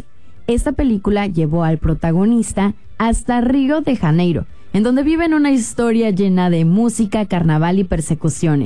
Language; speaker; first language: Spanish; native; Spanish